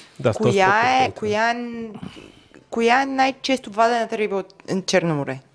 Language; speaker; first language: Bulgarian; native; Bulgarian